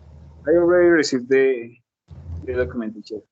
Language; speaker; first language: English; non-native, learner; Spanish